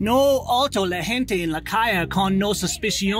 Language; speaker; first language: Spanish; non-native, learner; English